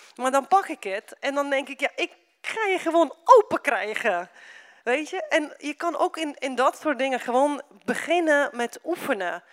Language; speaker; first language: Dutch; non-native, fluent; Romanian